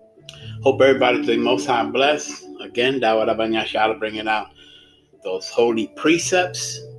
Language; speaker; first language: English; native; English